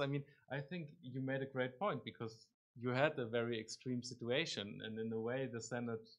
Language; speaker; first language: English; non-native, fluent; German